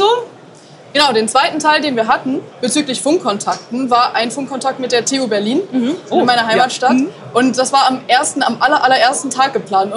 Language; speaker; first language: German; native; German